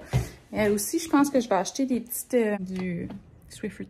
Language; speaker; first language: French; native; French